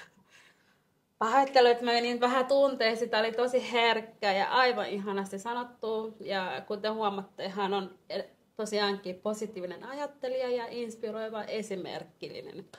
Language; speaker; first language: Finnish; non-native, fluent; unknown